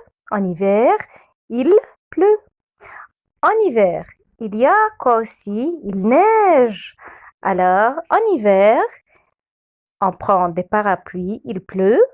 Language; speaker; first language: French; non-native, fluent; Arabic